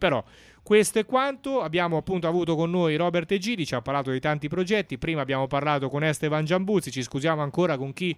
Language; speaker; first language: Italian; native; Italian